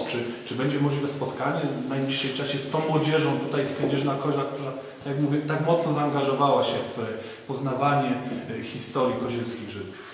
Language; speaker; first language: Polish; native; Polish